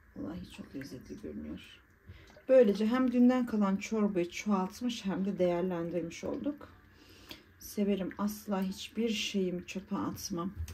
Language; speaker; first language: Turkish; early bilingual, heritage; Turkish